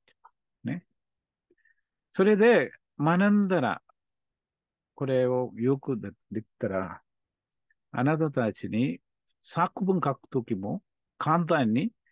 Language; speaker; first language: Japanese; non-native, learner; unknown